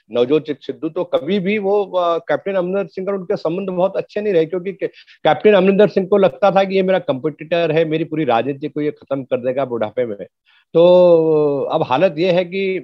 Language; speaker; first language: Hindi; native; Hindi